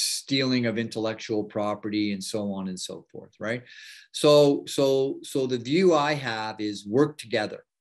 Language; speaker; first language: English; native; English